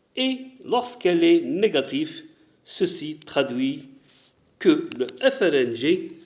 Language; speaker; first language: French; non-native, local second language; Arabic